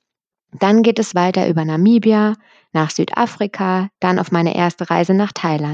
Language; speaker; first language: German; native; German